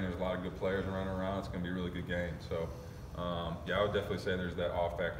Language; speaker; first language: English; native; English